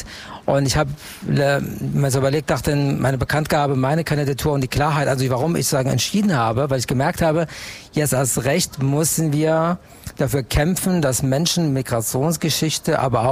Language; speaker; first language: German; non-native, fluent; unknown